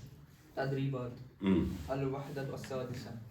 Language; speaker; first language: Arabic; non-native, learner; Kashmiri